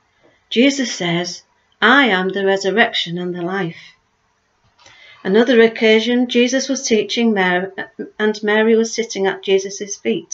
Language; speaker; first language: English; native; English